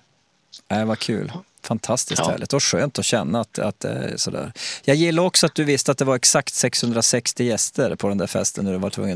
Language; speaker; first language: Swedish; native; Swedish